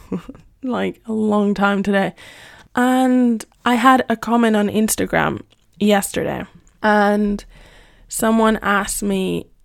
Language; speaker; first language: English; non-native, fluent; Spanish